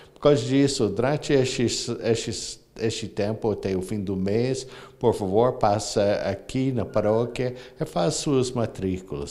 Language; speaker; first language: Portuguese; non-native, fluent; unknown